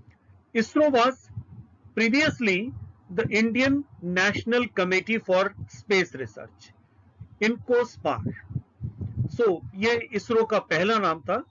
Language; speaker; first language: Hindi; native; Hindi